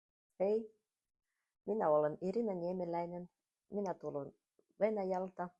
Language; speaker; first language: Finnish; non-native, learner; Russian